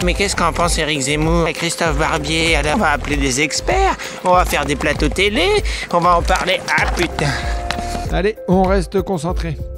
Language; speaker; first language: French; native; French